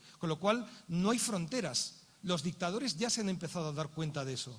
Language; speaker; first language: Spanish; native; Spanish